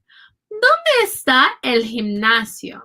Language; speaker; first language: Spanish; non-native, fluent; English